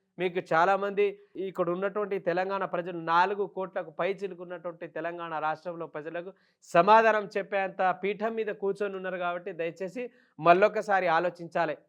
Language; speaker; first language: Telugu; non-native, local second language; Lambadi